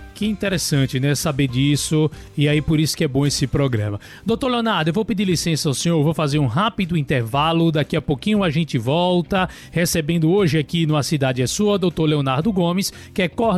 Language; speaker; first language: Portuguese; native; Portuguese